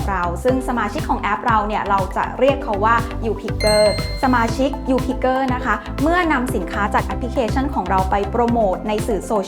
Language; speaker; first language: Thai; native; Thai